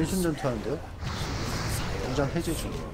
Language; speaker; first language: Korean; native; Korean